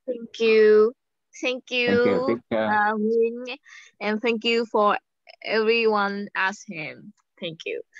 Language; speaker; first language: English; non-native, fluent; Vietnamese